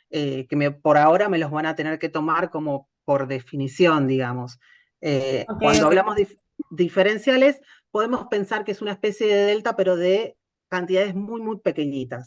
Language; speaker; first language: Spanish; native; Spanish